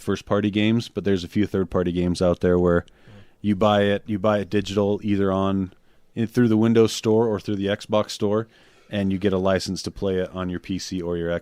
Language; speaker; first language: English; native; English